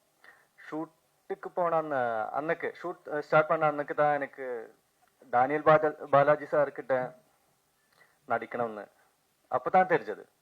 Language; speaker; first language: Tamil; non-native, learner; Malayalam